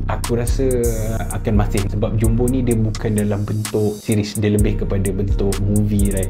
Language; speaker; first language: Malay; native; Malay